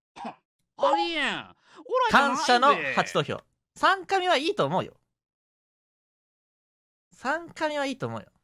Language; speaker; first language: Japanese; native; Japanese